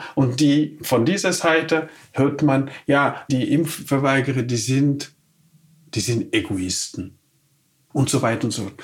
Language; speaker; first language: German; non-native, fluent; Wolof